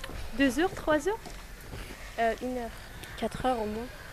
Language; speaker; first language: French; non-native, learner; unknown